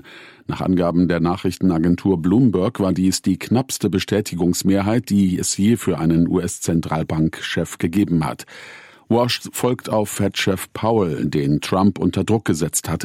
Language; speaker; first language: German; native; German